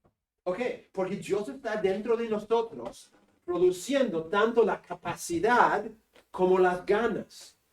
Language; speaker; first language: Spanish; non-native, fluent; English